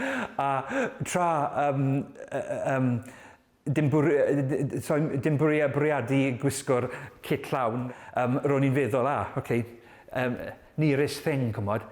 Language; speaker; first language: Welsh; non-native, learner; English